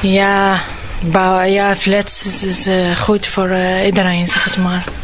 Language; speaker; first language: Dutch; non-native, learner; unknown